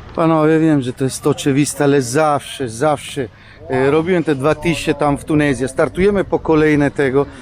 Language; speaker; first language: Polish; non-native, fluent; Italian